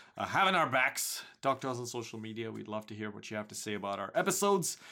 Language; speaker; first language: English; non-native, local second language; Hindi